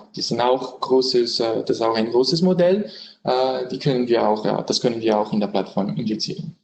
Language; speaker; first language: German; non-native, learner; French